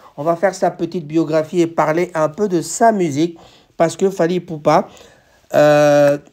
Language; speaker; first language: French; non-native, local second language; Lingala